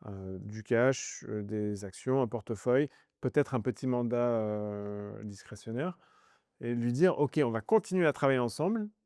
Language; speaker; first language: French; native; French